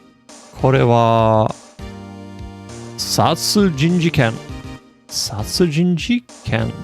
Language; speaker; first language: Japanese; non-native, learner; English